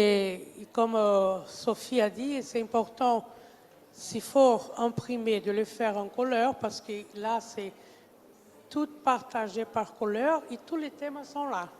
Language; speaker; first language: French; non-native, fluent; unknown